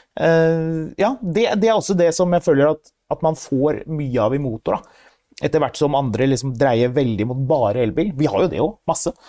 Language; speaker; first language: Norwegian; native; Norwegian